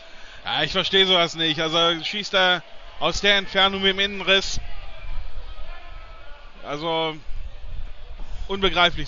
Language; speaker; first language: German; native; German